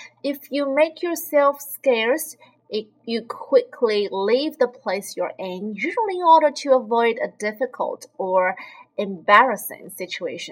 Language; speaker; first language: English; non-native, fluent; Chinese